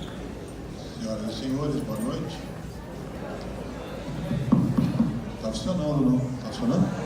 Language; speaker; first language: Portuguese; native; Portuguese